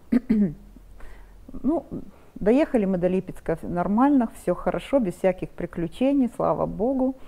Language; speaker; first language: Russian; non-native, local second language; Romanian